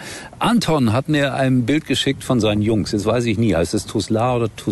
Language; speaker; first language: German; native; German